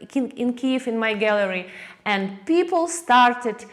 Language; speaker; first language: English; non-native, learner; Russian